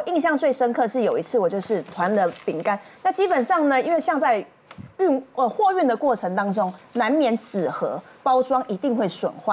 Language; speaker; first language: Chinese; native; Chinese